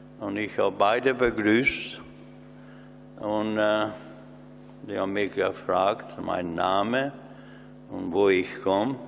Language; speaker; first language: German; non-native, learner; Hungarian